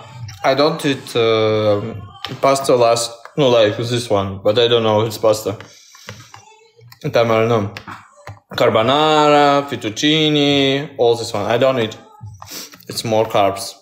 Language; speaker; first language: English; non-native, learner; Russian